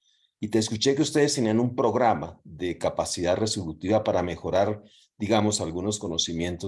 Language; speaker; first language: Spanish; native; Spanish